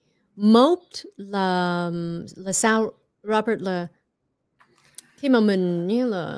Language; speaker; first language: Vietnamese; early bilingual, heritage; Vietnamese